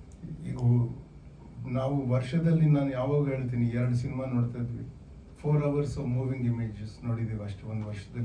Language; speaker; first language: Kannada; native; Kannada